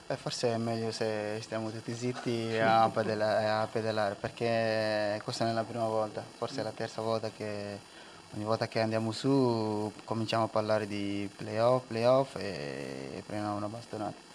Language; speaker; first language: Italian; non-native, fluent; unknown